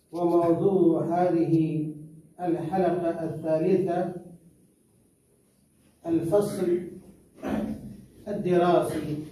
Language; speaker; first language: Arabic; non-native, fluent; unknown